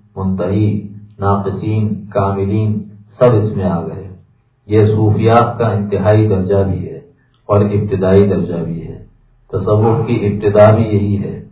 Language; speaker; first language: Urdu; native; Urdu